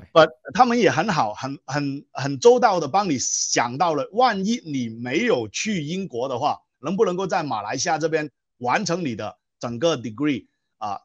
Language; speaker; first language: Chinese; non-native, local second language; Cantonese